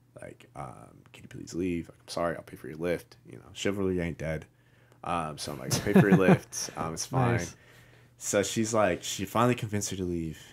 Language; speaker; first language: English; native; English